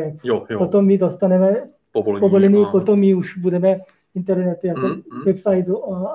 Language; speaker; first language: Czech; non-native, learner; Korean